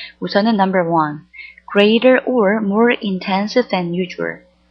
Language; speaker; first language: English; non-native, fluent; Korean